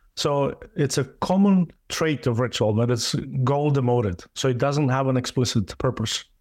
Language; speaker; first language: English; non-native, fluent; Greek